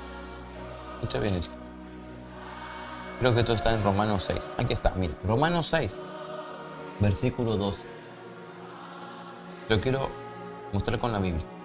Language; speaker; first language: Spanish; native; Spanish